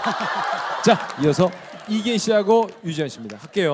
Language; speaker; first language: Korean; native; Korean